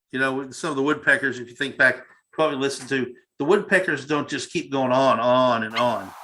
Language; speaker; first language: English; native; English